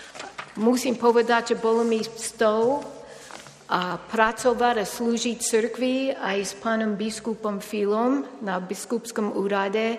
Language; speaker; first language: Slovak; non-native, fluent; English